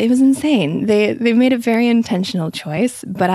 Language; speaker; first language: English; native; English